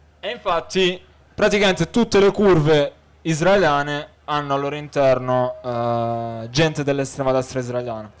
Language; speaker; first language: Italian; early bilingual, other home language; Arabic